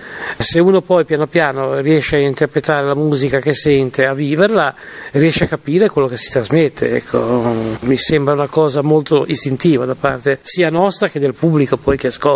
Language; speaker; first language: Italian; native; Italian